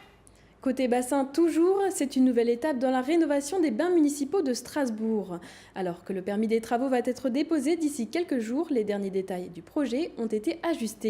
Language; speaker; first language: French; native; French